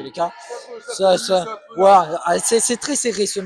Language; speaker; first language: French; native; French